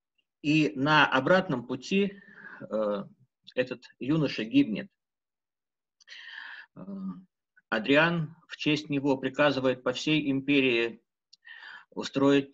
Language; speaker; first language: Russian; native; Russian